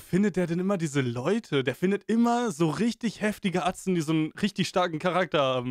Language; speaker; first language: German; native; German